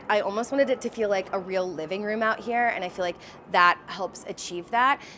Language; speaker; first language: English; native; English